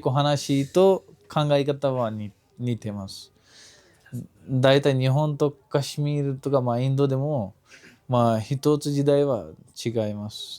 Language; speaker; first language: Japanese; non-native, fluent; Kashmiri